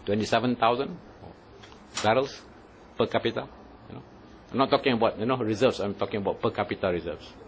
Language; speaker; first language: English; non-native, local second language; Malay